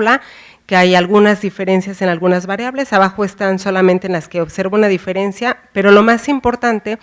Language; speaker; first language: Spanish; native; Spanish